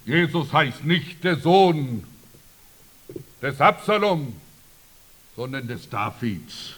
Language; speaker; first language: German; early bilingual, heritage; German